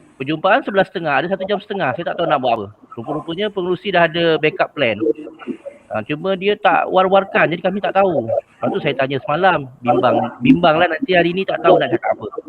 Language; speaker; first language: Malay; native; Malay